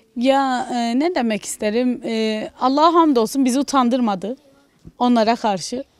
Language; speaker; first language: Turkish; native; Turkish